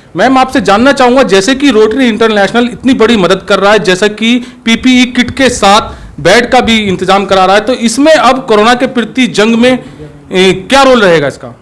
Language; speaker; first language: Hindi; native; Hindi